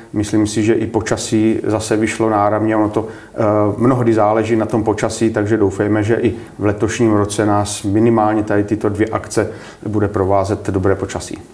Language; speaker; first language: Czech; native; Czech